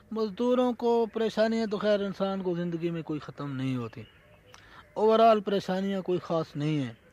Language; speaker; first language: Urdu; non-native, local second language; Punjabi